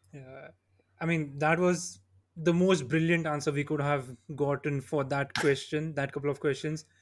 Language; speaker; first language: English; non-native, local second language; Hindi